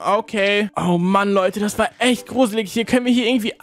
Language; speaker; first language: German; native; German